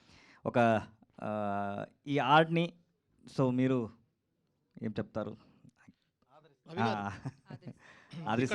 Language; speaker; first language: Telugu; non-native, learner; Kannada